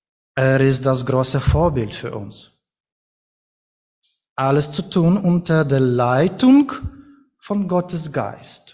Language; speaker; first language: German; non-native, learner; Ukrainian